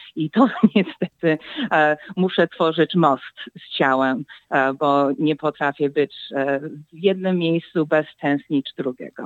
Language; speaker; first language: Polish; early bilingual, heritage; Polish